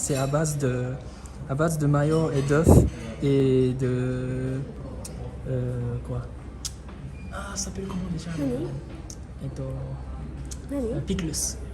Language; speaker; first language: French; non-native, fluent; Japanese